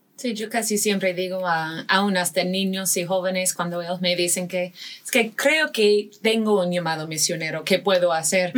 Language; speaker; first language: Spanish; non-native, fluent; English